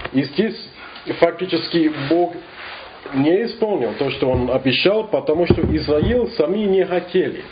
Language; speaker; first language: Russian; non-native, fluent; English